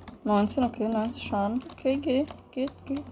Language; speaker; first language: German; early bilingual, other home language; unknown